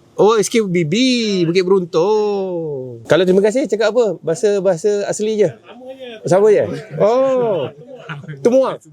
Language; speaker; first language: Malay; native; Malay